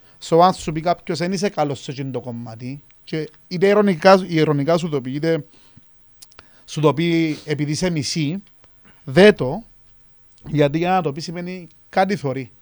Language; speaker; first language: Greek; native; Greek